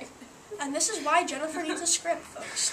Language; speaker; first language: English; native; English